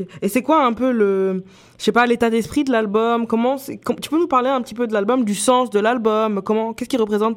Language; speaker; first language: French; native; French